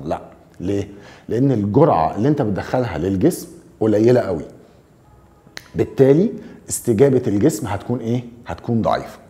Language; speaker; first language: Arabic; native; Arabic